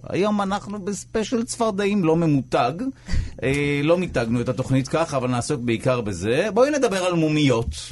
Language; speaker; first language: Hebrew; native; Hebrew